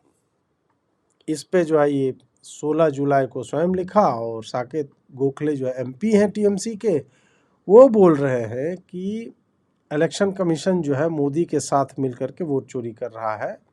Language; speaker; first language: Hindi; native; Hindi